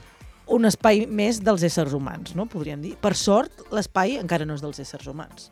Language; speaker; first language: Catalan; native; Catalan